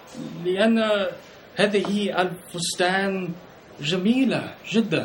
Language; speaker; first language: Arabic; non-native, learner; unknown